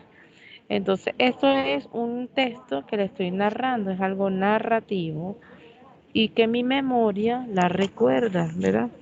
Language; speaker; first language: Spanish; native; Spanish